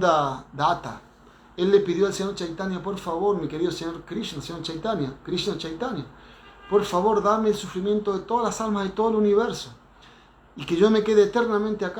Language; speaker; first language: Spanish; native; Spanish